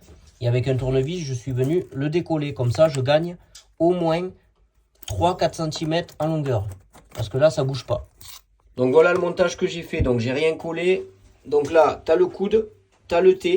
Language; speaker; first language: French; native; French